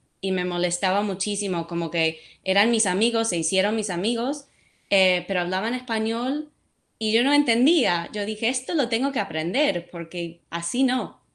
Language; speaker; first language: Spanish; non-native, fluent; English